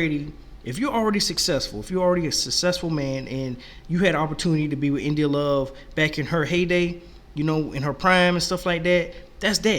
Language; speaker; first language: English; native; English